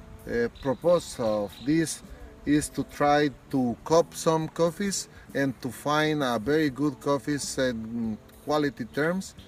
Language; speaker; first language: English; non-native, learner; Spanish